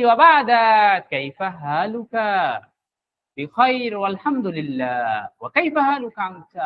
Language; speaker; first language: Arabic; non-native, fluent; Bangla